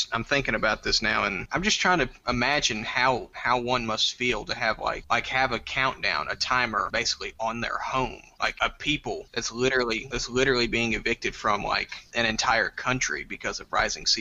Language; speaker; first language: English; native; English